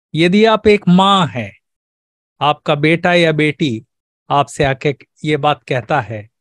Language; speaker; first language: Hindi; native; Hindi